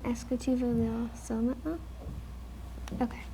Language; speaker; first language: French; non-native, local second language; English